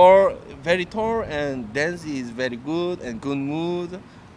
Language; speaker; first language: English; non-native, learner; Korean